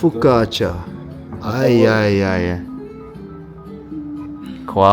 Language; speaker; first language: Russian; non-native, learner; Bulgarian